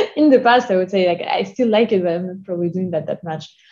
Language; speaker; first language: English; non-native, fluent; Russian